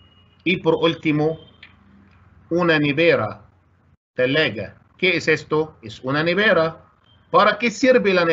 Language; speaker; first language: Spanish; non-native, fluent; Arabic